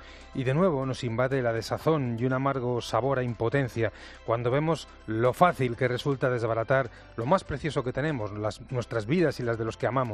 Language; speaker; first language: Spanish; native; Spanish